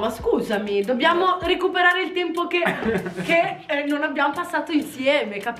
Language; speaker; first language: Italian; native; Italian